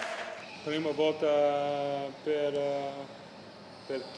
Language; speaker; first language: Italian; non-native, learner; English